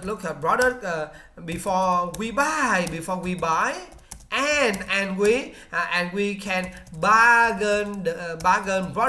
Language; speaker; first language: English; non-native, learner; Vietnamese